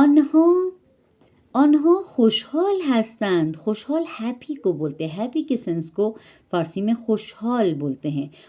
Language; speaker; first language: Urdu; non-native, fluent; Persian